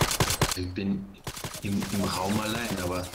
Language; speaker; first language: German; non-native, fluent; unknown